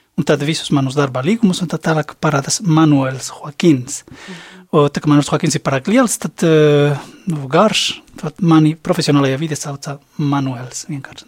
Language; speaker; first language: Latvian; non-native, fluent; Spanish